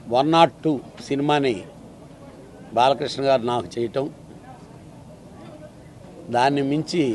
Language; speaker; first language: Telugu; native; Telugu